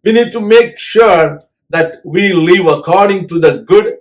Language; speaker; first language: English; non-native, local second language; Tamil